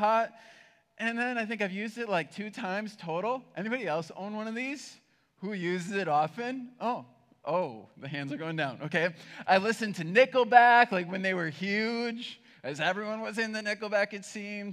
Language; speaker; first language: English; native; English